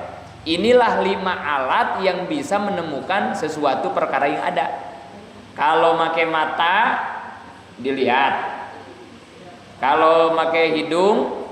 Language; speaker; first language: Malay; non-native, local second language; Sundanese